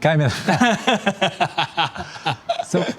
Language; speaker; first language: Japanese; non-native, fluent; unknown